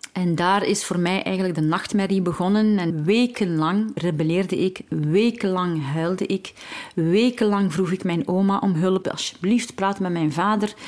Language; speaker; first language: Dutch; early bilingual, other home language; Arabic